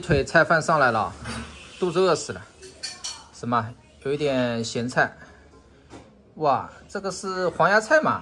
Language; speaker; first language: Chinese; non-native, local second language; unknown